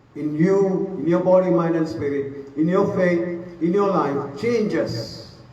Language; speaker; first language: English; non-native, local second language; Sinhala